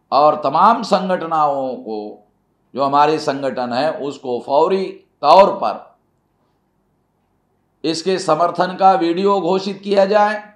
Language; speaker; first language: Hindi; non-native, local second language; Marathi